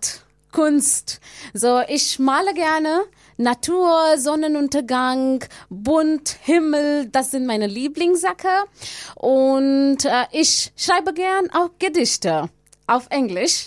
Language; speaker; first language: German; non-native, learner; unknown